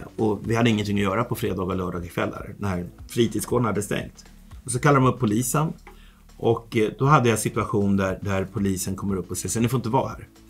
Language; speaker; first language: Swedish; early bilingual, other home language; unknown